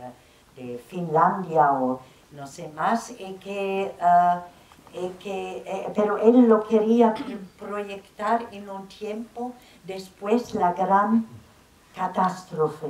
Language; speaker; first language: Spanish; non-native, fluent; German